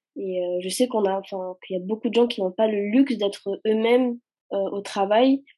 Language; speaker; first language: French; early bilingual, other home language; Arabic